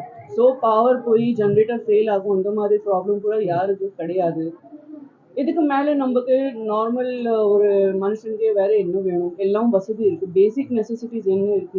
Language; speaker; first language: Tamil; non-native, learner; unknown